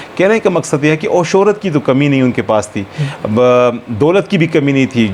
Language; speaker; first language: Urdu; non-native, local second language; Pashto